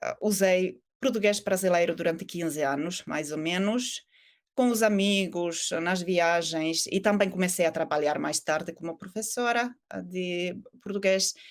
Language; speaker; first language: Portuguese; non-native, fluent; Finnish